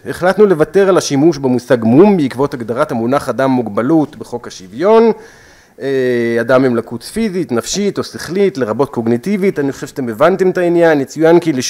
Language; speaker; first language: Hebrew; native; Hebrew